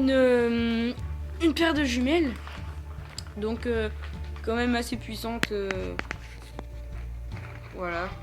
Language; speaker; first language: French; native; French